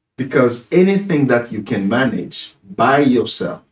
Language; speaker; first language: English; non-native, fluent; Haitian Creole